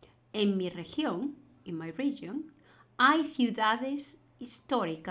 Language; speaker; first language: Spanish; non-native, fluent; English